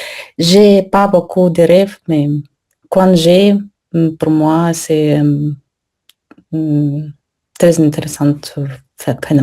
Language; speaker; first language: French; non-native, learner; Russian